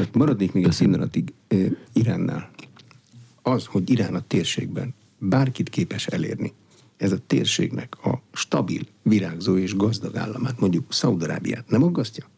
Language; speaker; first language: Hungarian; native; Hungarian